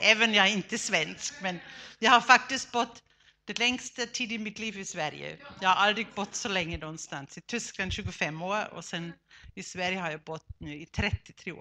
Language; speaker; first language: Swedish; non-native, fluent; German